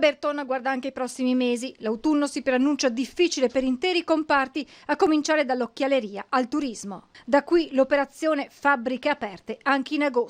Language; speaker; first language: Italian; native; Italian